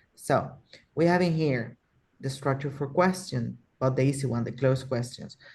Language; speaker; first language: English; non-native, fluent; Spanish